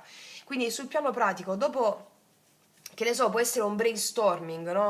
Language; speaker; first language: Italian; native; Italian